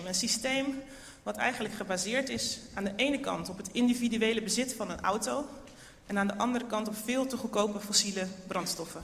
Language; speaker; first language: Dutch; native; Dutch